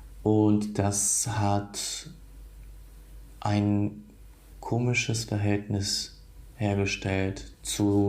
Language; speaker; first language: German; non-native, fluent; Polish